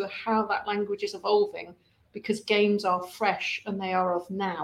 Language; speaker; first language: English; native; English